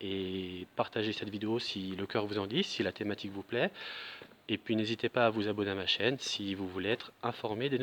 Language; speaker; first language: French; native; French